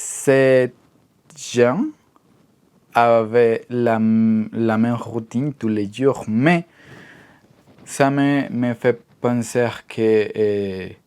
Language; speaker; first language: French; non-native, learner; Spanish